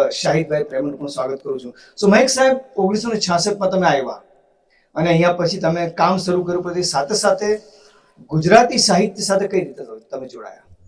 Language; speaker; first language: Gujarati; early bilingual, heritage; Gujarati